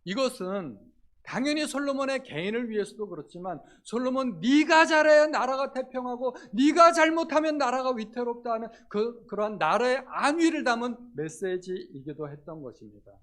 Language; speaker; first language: Korean; native; Korean